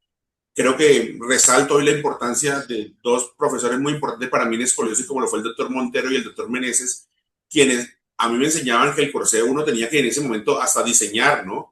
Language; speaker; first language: Spanish; native; Spanish